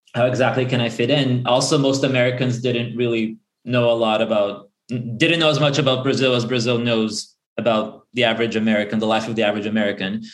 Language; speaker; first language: English; early bilingual, other home language; Portuguese